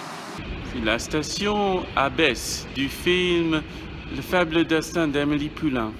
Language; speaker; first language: French; non-native, learner; English